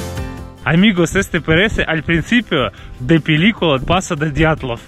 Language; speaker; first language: Spanish; non-native, fluent; Russian